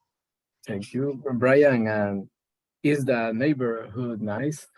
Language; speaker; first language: English; non-native, learner; Spanish